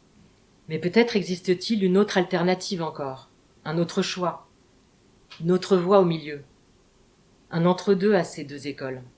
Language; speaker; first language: French; native; French